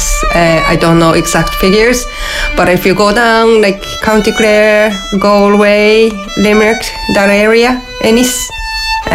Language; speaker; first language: English; non-native, fluent; Japanese